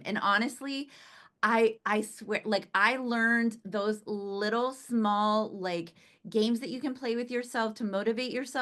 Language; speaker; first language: English; native; English